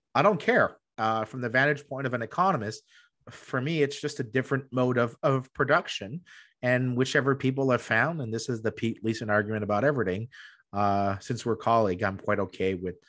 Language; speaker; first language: English; native; English